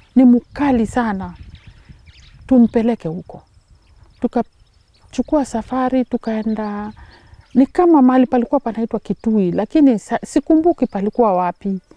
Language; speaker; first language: Swahili; native; Swahili